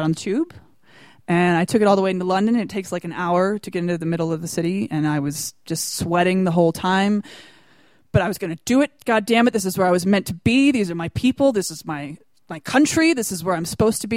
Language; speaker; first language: English; native; English